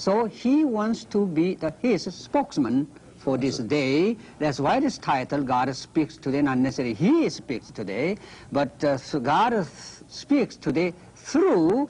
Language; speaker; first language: English; non-native, fluent; Korean